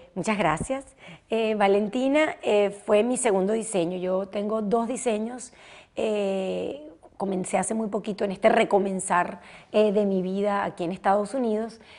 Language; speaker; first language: Spanish; native; Spanish